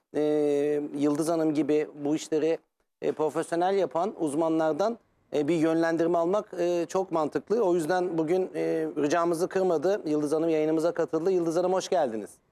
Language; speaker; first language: Turkish; native; Turkish